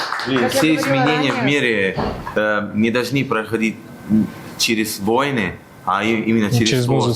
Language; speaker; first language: Russian; non-native, fluent; Italian